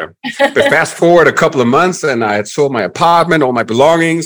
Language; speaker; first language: English; non-native, fluent; Danish